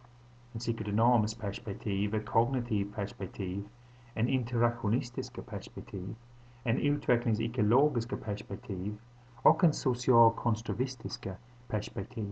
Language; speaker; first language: Swedish; non-native, fluent; English